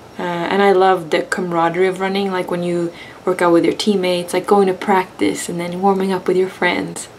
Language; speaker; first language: English; non-native, fluent; Swedish